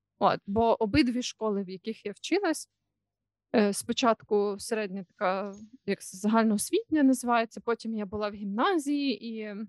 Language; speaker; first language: Ukrainian; non-native, local second language; Russian